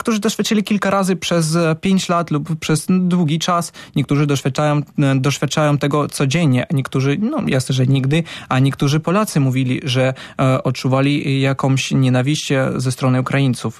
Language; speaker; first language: Polish; non-native, fluent; Ukrainian